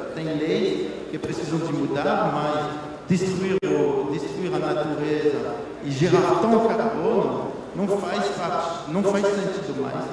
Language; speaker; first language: Portuguese; non-native, fluent; French